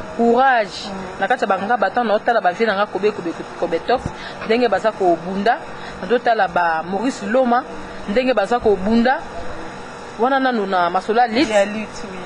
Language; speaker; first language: Lingala; native; Lingala